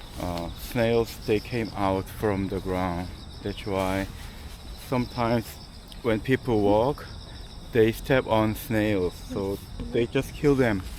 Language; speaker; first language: English; non-native, learner; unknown